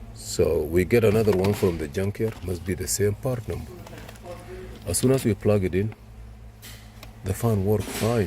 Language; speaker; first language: English; non-native, learner; Arabic